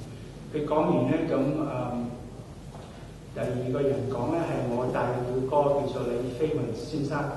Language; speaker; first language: Cantonese; early bilingual, heritage; Cantonese